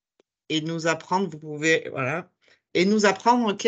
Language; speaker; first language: French; native; French